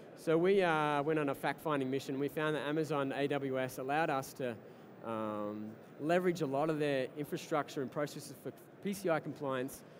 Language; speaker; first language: English; native; English